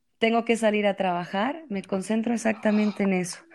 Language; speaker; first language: Spanish; native; Spanish